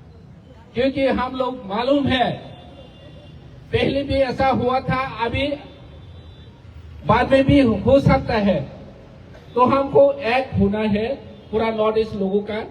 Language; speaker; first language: Hindi; non-native, local second language; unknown